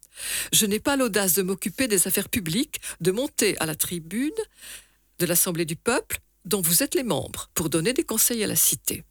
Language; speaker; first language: French; native; French